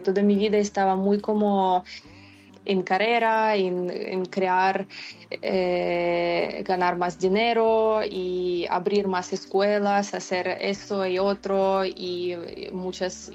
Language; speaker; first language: Spanish; non-native, fluent; Ukrainian